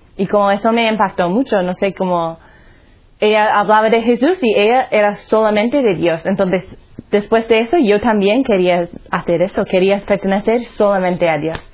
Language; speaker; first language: Spanish; non-native, fluent; English